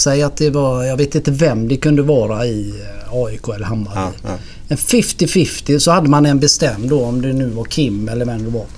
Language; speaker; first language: Swedish; native; Swedish